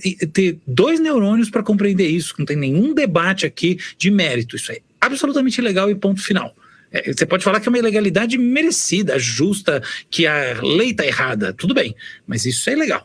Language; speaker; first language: Portuguese; native; Portuguese